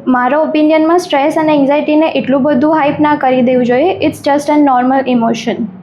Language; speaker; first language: Gujarati; native; Gujarati